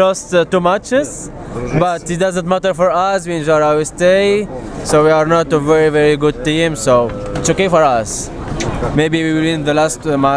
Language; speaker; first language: English; non-native, fluent; Arabic